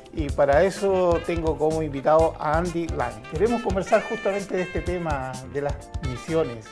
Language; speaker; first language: Spanish; native; Spanish